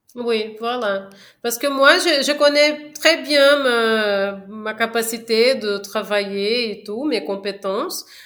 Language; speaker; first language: French; non-native, fluent; Portuguese